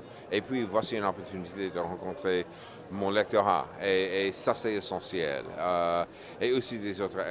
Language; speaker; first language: French; non-native, fluent; English